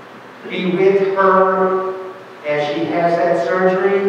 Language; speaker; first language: English; native; English